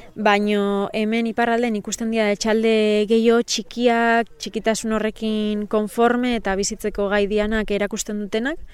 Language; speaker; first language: Basque; native; Basque